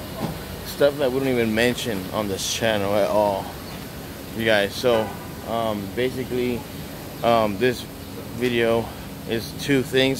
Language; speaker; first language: English; native; English